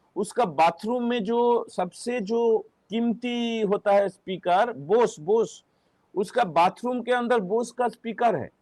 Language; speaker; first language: Hindi; non-native, local second language; Bangla